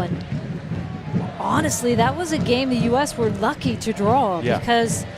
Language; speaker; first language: English; native; English